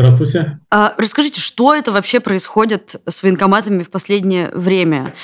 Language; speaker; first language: Russian; native; Russian